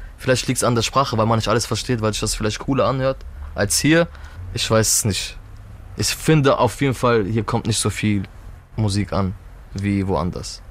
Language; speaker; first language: German; early bilingual, other home language; Turkish